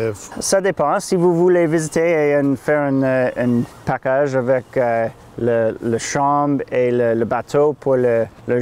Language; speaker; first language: French; non-native, learner; English